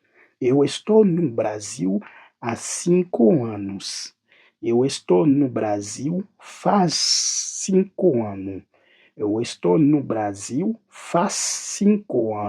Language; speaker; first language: Portuguese; non-native, learner; Haitian Creole